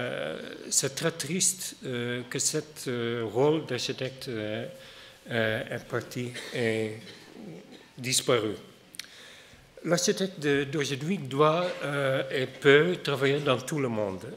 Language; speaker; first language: French; non-native, fluent; Dutch